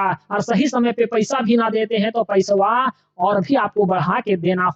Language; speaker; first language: Hindi; native; Hindi